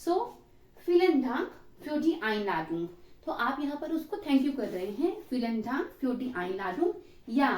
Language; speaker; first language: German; non-native, learner; Hindi